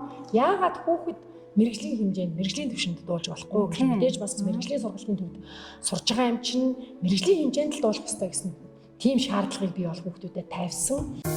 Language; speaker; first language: Mongolian; native; Mongolian